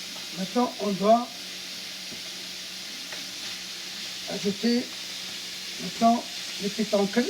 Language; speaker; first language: French; non-native, fluent; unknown